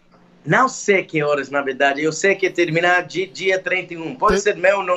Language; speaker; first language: Portuguese; non-native, fluent; English